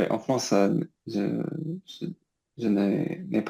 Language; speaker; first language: French; non-native, learner; English